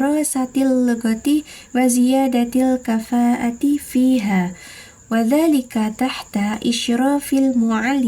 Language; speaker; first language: Arabic; non-native, learner; Indonesian